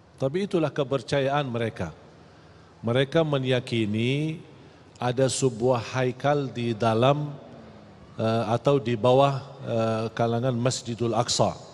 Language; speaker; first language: Malay; non-native, fluent; Arabic